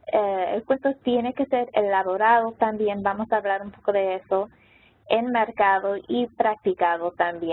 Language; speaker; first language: Spanish; non-native, local second language; English